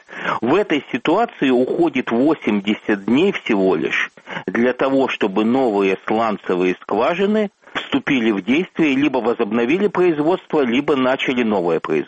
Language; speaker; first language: Russian; native; Russian